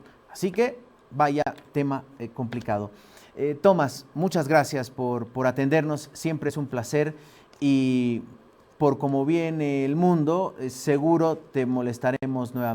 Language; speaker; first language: Spanish; native; Spanish